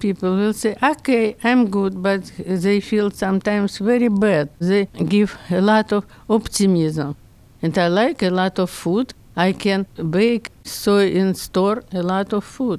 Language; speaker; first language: English; non-native, learner; Russian